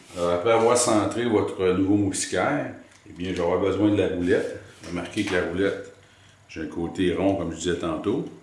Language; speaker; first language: French; native; French